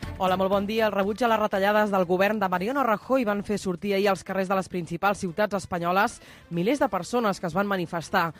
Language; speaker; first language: Catalan; native; Catalan